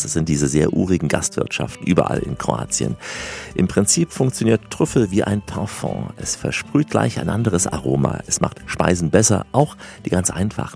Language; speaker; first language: German; native; German